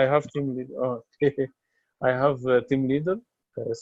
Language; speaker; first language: English; non-native, learner; Arabic